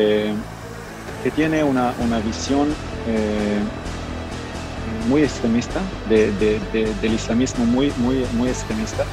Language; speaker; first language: Spanish; non-native, fluent; Hebrew